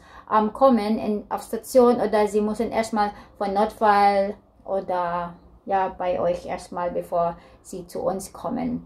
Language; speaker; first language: German; non-native, learner; Filipino